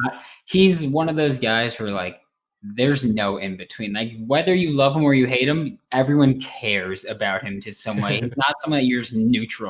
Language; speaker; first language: English; native; English